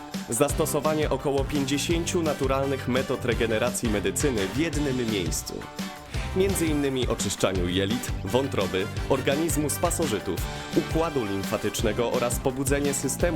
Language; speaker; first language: Polish; native; Polish